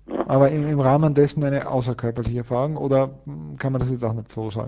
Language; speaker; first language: German; native; German